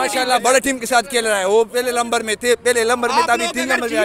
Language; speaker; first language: Hindi; non-native, fluent; Pashto